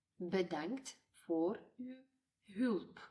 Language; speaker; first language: Dutch; non-native, fluent; Ukrainian